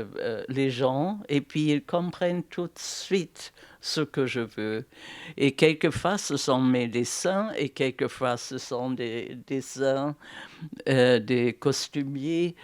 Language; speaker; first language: French; non-native, fluent; German